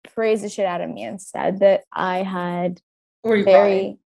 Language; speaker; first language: English; native; English